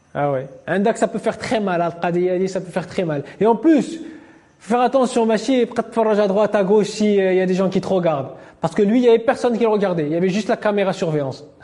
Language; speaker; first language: French; non-native, local second language; Arabic